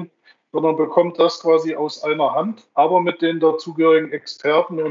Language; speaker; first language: German; native; German